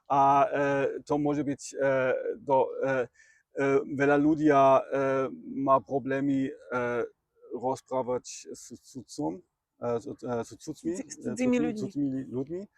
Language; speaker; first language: Slovak; non-native, learner; German